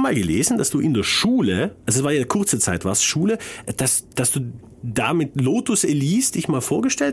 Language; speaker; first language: German; native; German